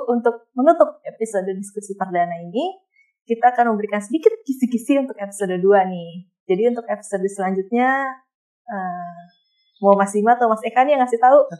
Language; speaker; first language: Indonesian; native; Indonesian